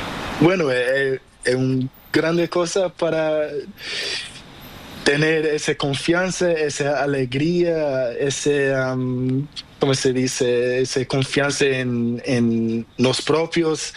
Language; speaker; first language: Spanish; non-native, learner; Portuguese